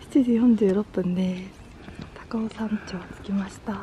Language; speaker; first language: Japanese; non-native, fluent; Korean